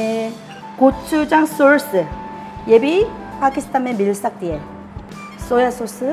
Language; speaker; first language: Hindi; non-native, learner; Korean